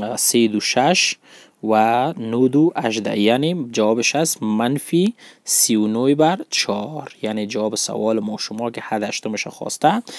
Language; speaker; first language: Persian; non-native, local second language; Pashto